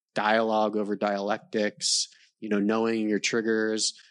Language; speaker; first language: English; native; English